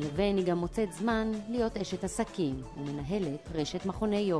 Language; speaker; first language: Hebrew; native; Hebrew